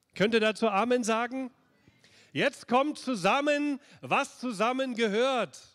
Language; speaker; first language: German; native; German